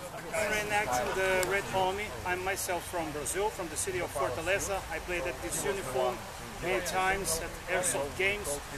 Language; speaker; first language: English; non-native, fluent; Portuguese